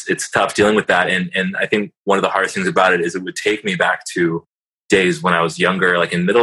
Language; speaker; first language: English; native; English